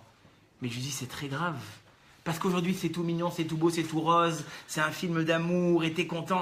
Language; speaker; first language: French; native; French